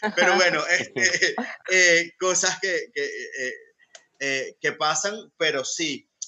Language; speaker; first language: Spanish; native; Spanish